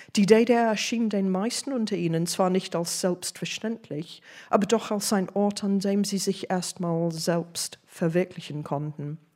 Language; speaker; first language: German; non-native, fluent; English